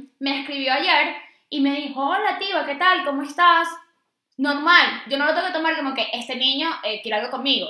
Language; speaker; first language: Spanish; native; Spanish